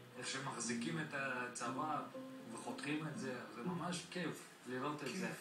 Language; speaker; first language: Hebrew; non-native, fluent; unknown